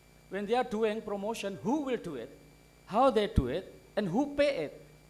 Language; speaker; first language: English; non-native, fluent; Indonesian